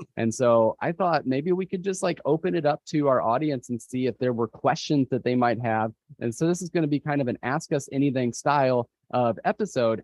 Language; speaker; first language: English; native; English